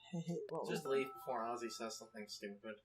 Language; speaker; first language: English; native; English